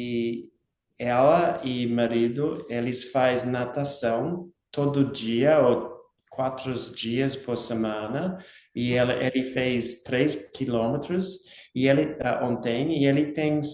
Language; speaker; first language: Portuguese; non-native, learner; English